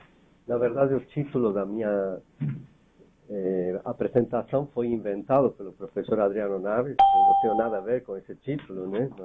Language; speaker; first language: Portuguese; non-native, fluent; Spanish